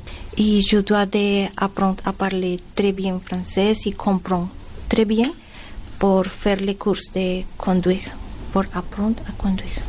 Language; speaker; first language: French; non-native, learner; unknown